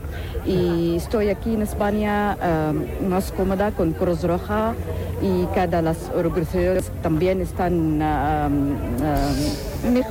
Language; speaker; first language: Spanish; non-native, learner; Arabic